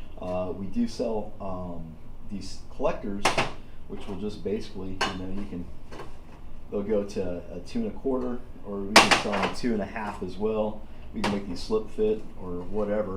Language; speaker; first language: English; native; English